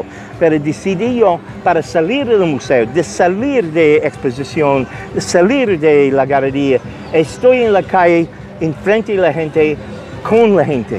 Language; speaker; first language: Spanish; non-native, learner; English